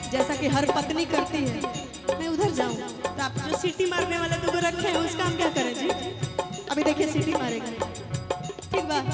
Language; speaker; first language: Hindi; non-native, local second language; Bhojpuri